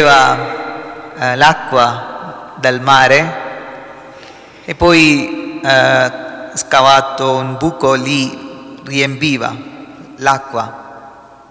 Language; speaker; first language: Italian; non-native, fluent; Malayalam